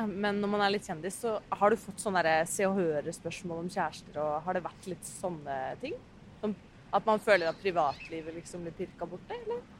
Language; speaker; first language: Norwegian; native; Norwegian